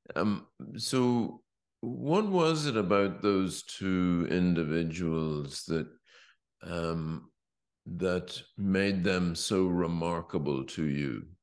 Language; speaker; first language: English; native; English